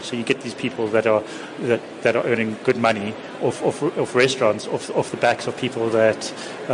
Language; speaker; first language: English; native; English